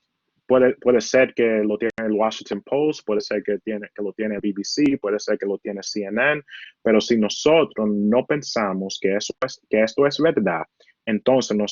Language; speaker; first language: Spanish; early bilingual, heritage; Spanish